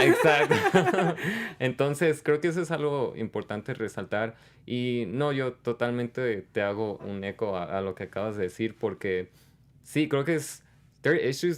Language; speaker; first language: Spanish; early bilingual, heritage; Spanish